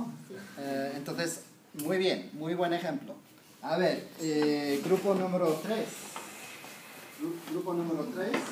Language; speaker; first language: Spanish; non-native, fluent; English